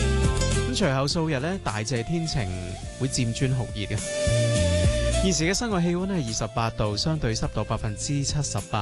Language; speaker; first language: Chinese; non-native, local second language; Cantonese